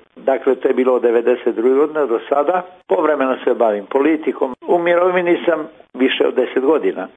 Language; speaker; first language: Croatian; native; Croatian